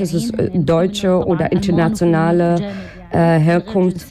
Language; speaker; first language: German; non-native, learner; Arabic